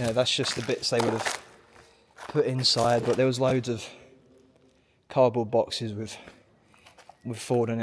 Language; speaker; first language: English; native; English